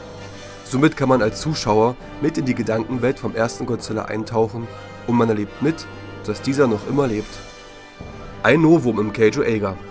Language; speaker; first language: German; native; German